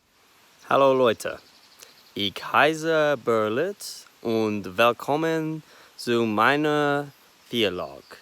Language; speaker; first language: German; non-native, learner; English